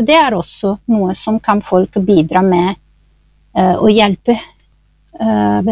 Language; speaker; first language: Norwegian; non-native, fluent; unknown